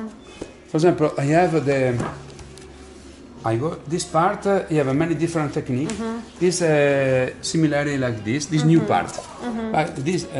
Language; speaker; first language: English; non-native, learner; Italian